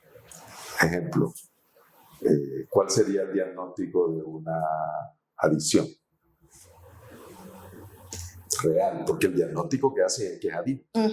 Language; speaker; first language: Spanish; native; Spanish